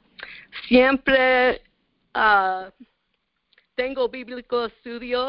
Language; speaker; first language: Spanish; early bilingual, heritage; Spanish